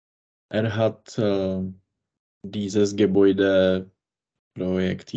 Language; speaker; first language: German; non-native, learner; Czech